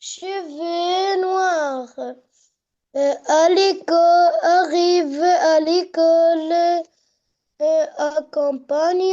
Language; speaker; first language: French; non-native, learner; Arabic